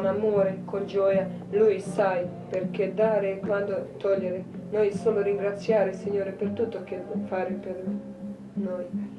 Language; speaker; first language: Italian; non-native, learner; Croatian